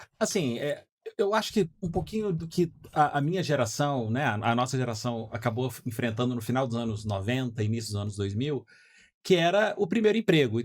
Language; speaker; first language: Portuguese; native; Portuguese